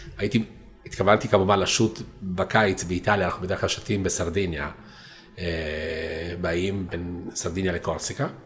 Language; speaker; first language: Hebrew; non-native, fluent; Italian